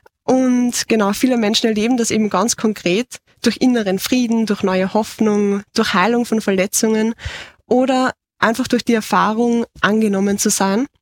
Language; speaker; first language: German; native; German